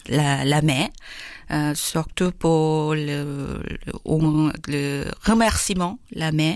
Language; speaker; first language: French; non-native, fluent; Korean